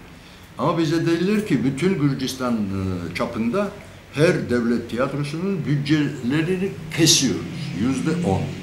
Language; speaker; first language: Turkish; non-native, fluent; Georgian